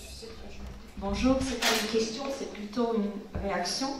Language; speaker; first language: French; non-native, fluent; Azerbaijani